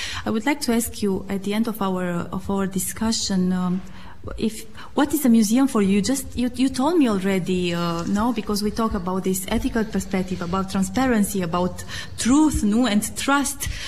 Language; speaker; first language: English; non-native, fluent; Romanian